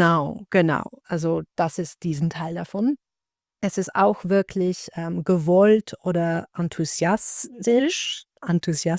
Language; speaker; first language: German; non-native, learner; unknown